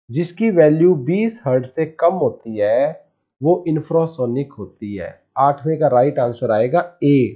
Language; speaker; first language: Hindi; non-native, local second language; Punjabi